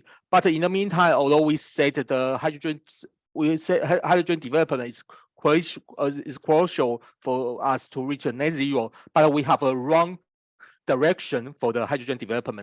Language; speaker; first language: English; non-native, fluent; Chinese